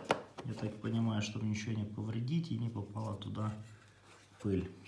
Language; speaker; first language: Russian; native; Russian